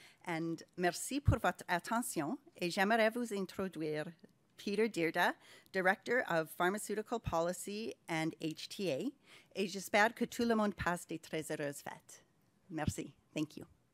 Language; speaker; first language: French; non-native, learner; English